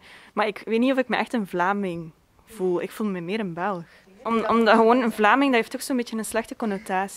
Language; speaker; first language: Dutch; native; Dutch